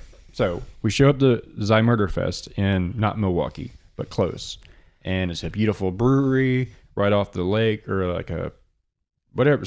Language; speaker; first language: English; native; English